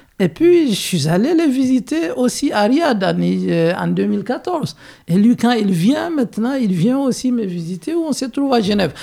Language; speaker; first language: French; non-native, local second language; Hausa